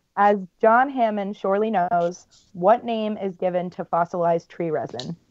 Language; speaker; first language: English; native; English